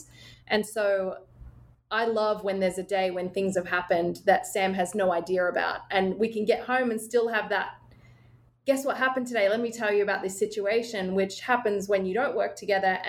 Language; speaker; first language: English; native; English